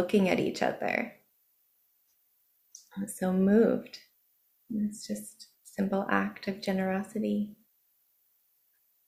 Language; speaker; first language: English; native; English